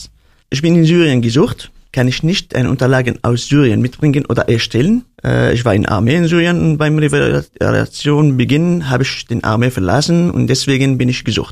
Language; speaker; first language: German; non-native, learner; Arabic